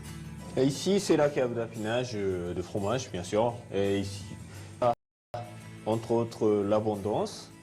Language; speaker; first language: French; non-native, learner; Japanese